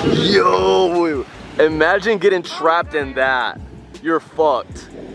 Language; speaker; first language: English; early bilingual, other home language; Spanish